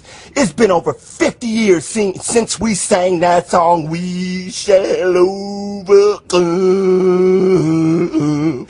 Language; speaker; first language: English; native; English